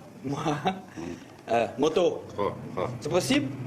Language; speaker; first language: French; native; French